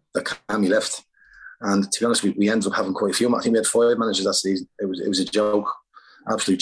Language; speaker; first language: English; native; English